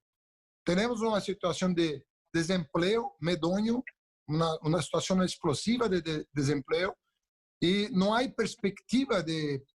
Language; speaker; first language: Spanish; non-native, local second language; Portuguese